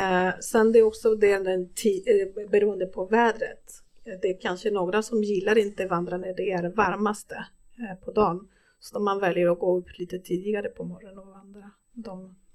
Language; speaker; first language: Swedish; non-native, fluent; Spanish